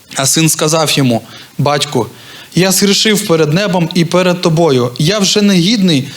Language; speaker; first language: Ukrainian; non-native, local second language; Russian